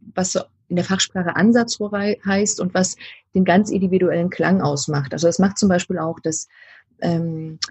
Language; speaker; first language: German; native; German